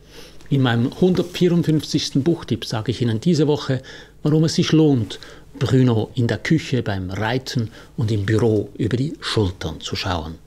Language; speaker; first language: German; native; German